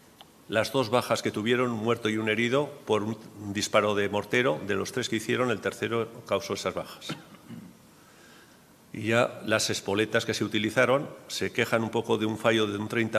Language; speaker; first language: Spanish; native; Spanish